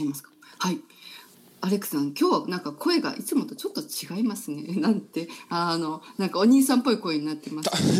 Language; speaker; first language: Japanese; native; Japanese